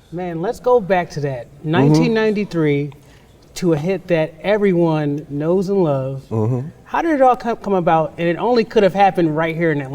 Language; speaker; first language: English; native; English